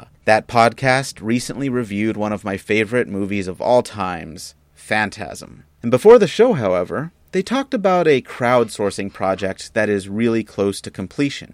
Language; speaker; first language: English; native; English